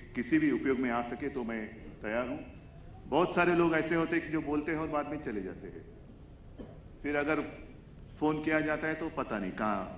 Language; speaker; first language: Hindi; non-native, local second language; Marathi